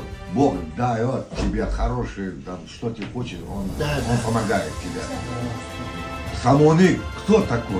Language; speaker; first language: Russian; non-native, local second language; Tajik